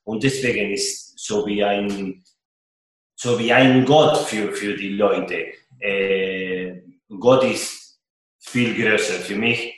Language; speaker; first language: German; non-native, fluent; Spanish